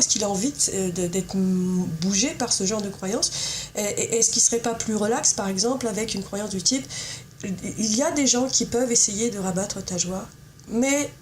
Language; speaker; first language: French; native; French